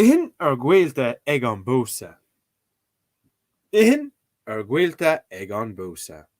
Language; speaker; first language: Irish; non-native, learner; English